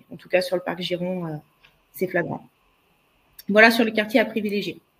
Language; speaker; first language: French; native; French